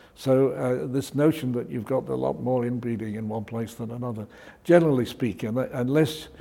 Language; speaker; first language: English; native; English